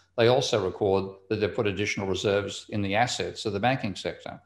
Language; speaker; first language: English; native; English